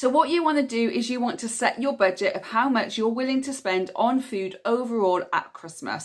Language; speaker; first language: English; native; English